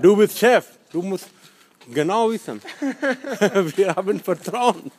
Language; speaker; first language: German; non-native, learner; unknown